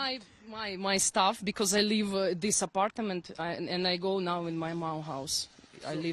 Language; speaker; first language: English; non-native, learner; Russian